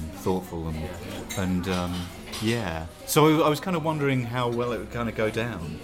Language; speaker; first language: English; native; English